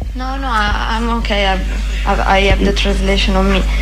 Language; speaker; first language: English; non-native, fluent; Italian